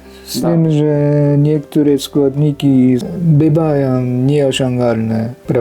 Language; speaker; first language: Polish; non-native, fluent; Japanese